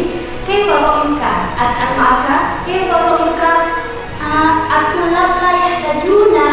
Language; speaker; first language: Arabic; non-native, learner; Indonesian